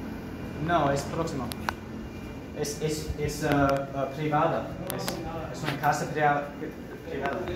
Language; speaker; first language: Spanish; non-native, learner; English